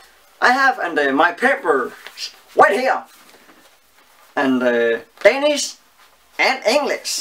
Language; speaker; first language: English; non-native, learner; Danish